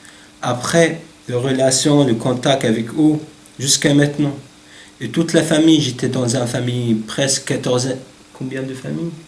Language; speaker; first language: French; non-native, learner; Arabic